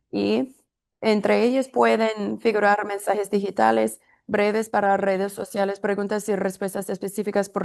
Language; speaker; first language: Spanish; non-native, fluent; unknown